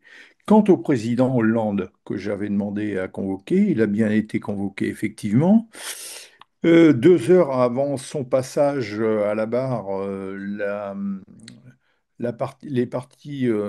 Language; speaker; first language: French; native; French